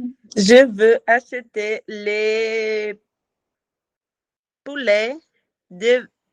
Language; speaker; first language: French; non-native, learner; Portuguese